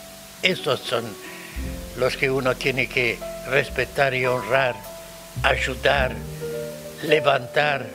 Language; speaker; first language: Spanish; non-native, fluent; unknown